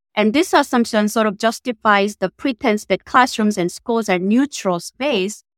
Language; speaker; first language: English; non-native, fluent; Korean